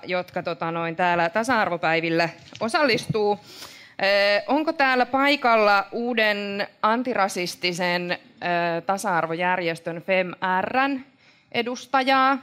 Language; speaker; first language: Finnish; native; Finnish